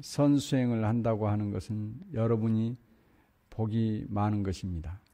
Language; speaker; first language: Korean; native; Korean